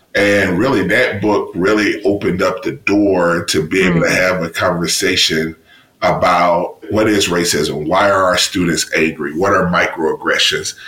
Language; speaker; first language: English; native; English